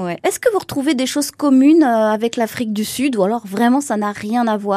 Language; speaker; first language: French; native; French